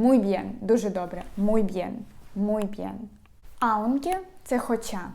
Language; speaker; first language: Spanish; non-native, fluent; Ukrainian